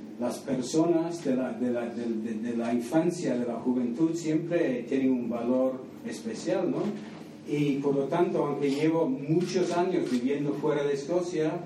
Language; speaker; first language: Spanish; non-native, fluent; English